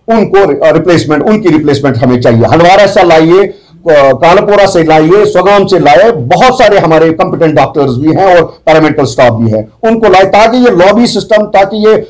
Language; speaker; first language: Urdu; non-native, local second language; Kashmiri